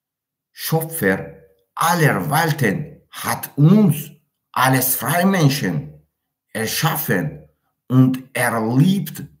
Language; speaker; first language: German; non-native, learner; Tajik